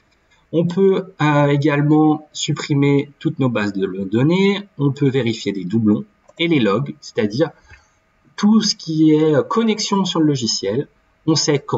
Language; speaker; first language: French; native; French